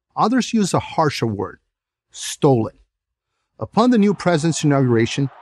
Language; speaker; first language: English; non-native, fluent; Portuguese